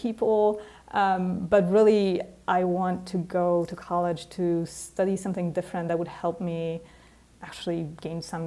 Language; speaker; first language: English; non-native, fluent; Polish